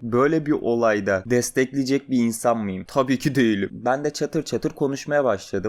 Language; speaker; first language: Turkish; native; Turkish